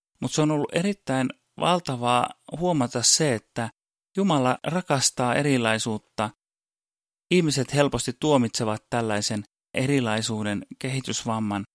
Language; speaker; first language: Finnish; early bilingual, heritage; Finnish